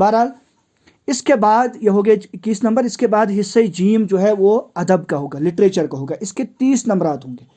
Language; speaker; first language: Urdu; non-native, local second language; Kashmiri